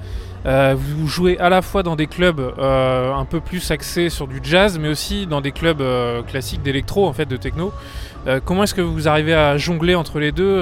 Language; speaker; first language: French; native; French